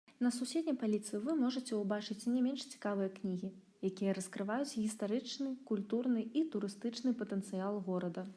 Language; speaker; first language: Belarusian; native; Belarusian